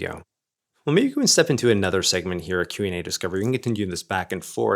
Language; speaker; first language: English; native; English